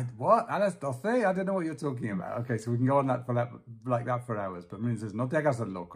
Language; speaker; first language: English; native; English